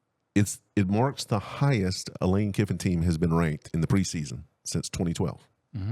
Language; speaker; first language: English; native; English